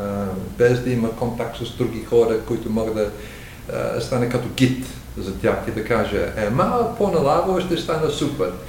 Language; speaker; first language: Bulgarian; non-native, learner; English